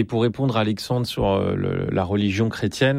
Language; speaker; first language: French; native; French